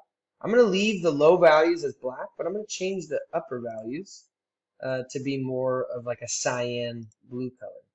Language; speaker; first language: English; native; English